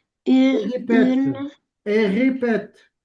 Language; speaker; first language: French; non-native, local second language; Arabic